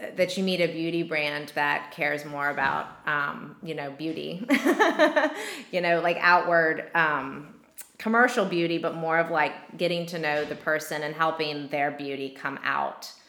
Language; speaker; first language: English; native; English